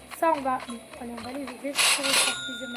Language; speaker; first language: French; native; French